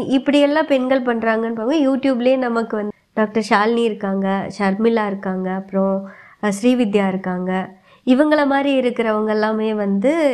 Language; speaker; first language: Tamil; native; Tamil